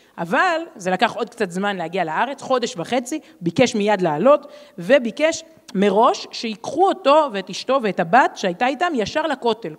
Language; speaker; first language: Hebrew; native; Hebrew